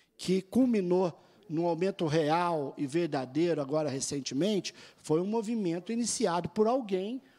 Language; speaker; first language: Portuguese; native; Portuguese